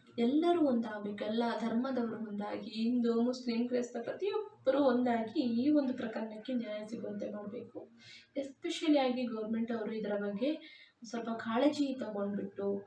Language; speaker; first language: Kannada; non-native, local second language; Tulu